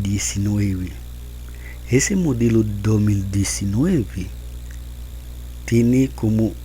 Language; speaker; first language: Spanish; non-native, learner; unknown